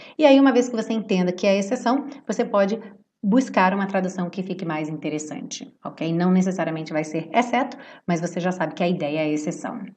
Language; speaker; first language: Portuguese; native; Portuguese